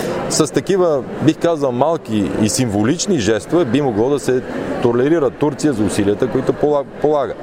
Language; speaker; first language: Bulgarian; native; Bulgarian